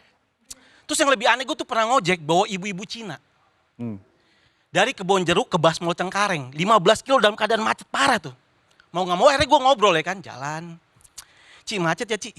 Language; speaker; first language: Indonesian; native; Indonesian